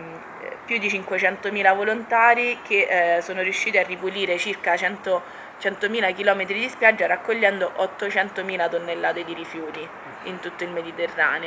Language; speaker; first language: Italian; native; Italian